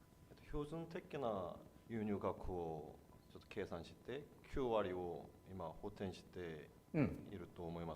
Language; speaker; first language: Japanese; non-native, fluent; Korean